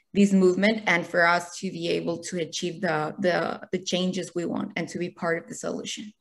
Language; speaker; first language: English; non-native, fluent; Spanish